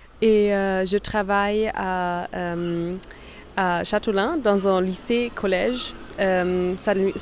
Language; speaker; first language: French; non-native, learner; German